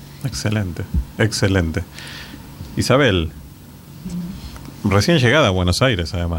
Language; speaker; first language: Spanish; native; Spanish